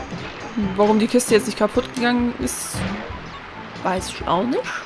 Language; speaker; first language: German; native; German